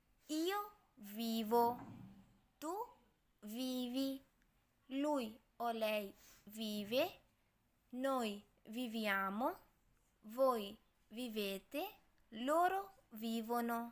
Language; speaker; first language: Italian; non-native, learner; Urdu